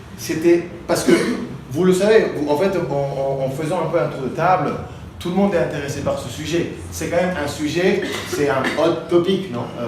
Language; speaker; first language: French; non-native, fluent; Spanish